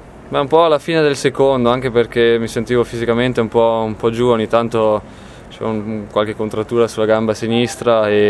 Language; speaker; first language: Italian; non-native, local second language; German